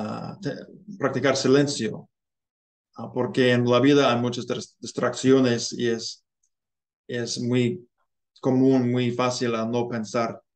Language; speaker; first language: Spanish; non-native, learner; English